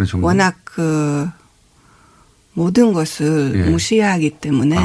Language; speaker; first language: Korean; non-native, fluent; Hungarian